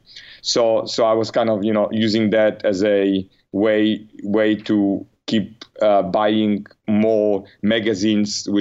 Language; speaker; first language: English; non-native, fluent; Polish